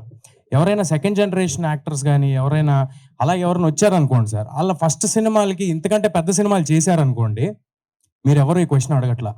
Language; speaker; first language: Telugu; native; Telugu